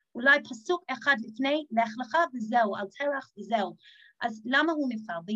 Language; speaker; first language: Hebrew; non-native, fluent; English